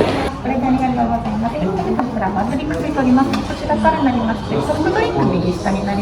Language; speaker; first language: Japanese; native; Japanese